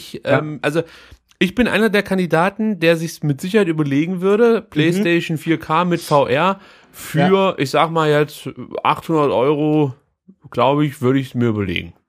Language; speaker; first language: German; native; German